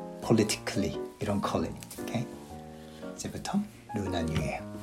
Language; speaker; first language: English; non-native, fluent; Korean